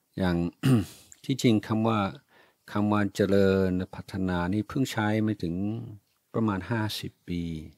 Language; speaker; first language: Thai; non-native, fluent; English